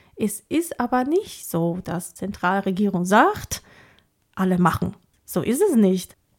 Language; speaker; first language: German; non-native, fluent; Chinese